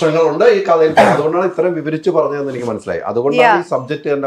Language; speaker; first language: Malayalam; native; Malayalam